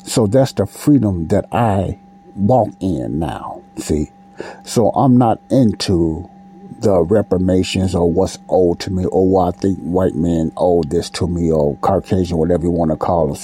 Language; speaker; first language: English; native; English